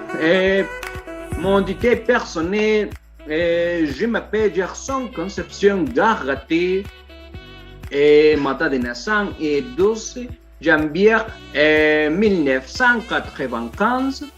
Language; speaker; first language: French; non-native, learner; Spanish